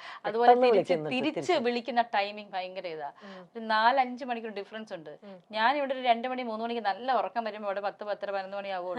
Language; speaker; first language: Malayalam; native; Malayalam